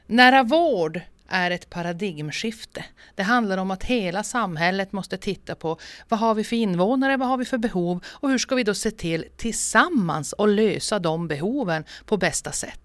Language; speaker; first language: Swedish; native; Swedish